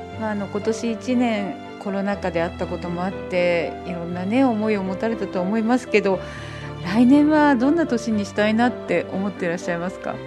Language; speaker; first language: Japanese; native; Japanese